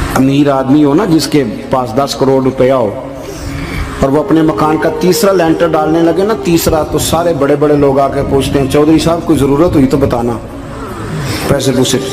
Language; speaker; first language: Urdu; non-native, local second language; Punjabi